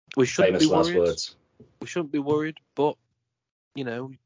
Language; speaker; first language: English; native; English